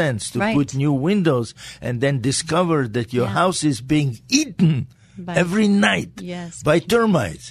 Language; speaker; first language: English; non-native, fluent; Latvian